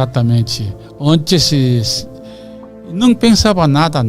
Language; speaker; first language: Portuguese; non-native, learner; Korean